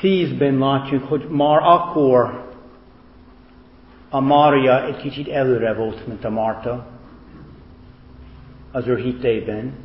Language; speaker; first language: Hungarian; non-native, fluent; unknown